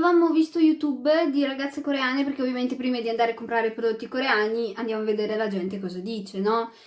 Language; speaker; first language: Italian; early bilingual, other home language; Arabic